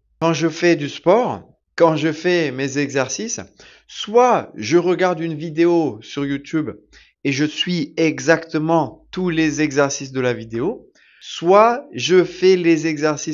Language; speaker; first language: French; native; French